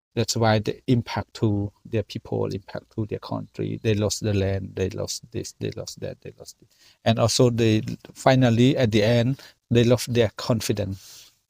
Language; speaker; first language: English; non-native, learner; Khmer